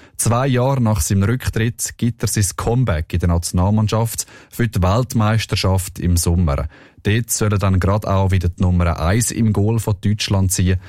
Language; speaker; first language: German; native; German